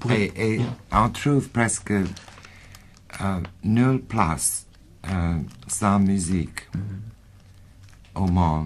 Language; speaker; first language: French; non-native, fluent; English